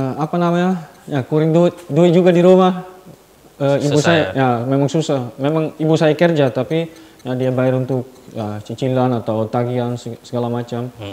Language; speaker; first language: Indonesian; non-native, fluent; Dutch